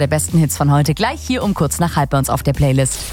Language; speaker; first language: German; native; German